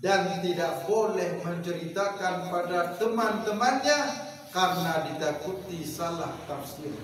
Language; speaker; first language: Indonesian; non-native, local second language; Achinese